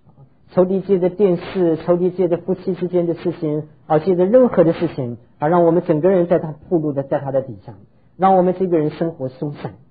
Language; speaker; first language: Chinese; native; Chinese